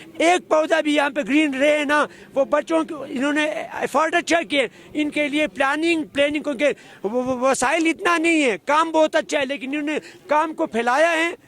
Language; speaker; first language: Urdu; non-native, local second language; Khowar